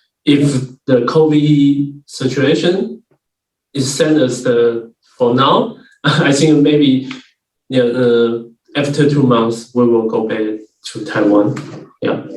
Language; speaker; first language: English; non-native, learner; Chinese